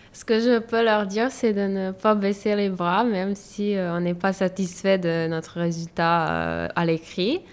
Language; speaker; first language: French; non-native, fluent; Serbian